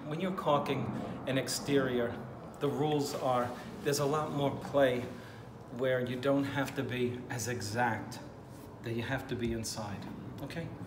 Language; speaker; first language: English; native; English